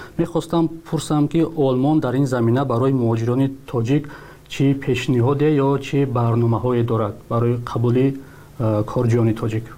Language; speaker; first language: Persian; native; Persian